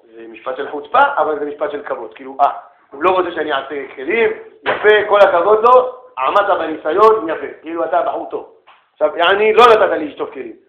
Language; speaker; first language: Hebrew; native; Hebrew